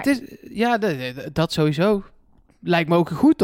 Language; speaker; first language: Dutch; native; Dutch